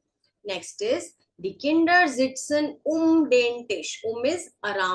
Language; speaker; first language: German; non-native, fluent; Hindi